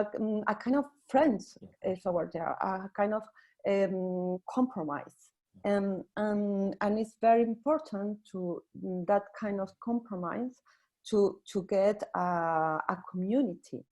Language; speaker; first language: English; non-native, learner; Spanish